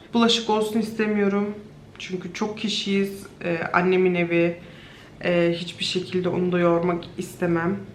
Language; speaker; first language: Turkish; early bilingual, heritage; Turkish